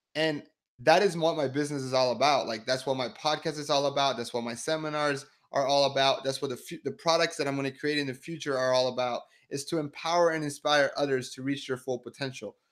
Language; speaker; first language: English; early bilingual, other home language; Spanish